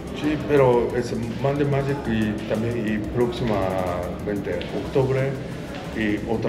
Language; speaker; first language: Spanish; non-native, learner; Japanese